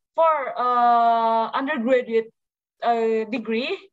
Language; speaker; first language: English; non-native, learner; Indonesian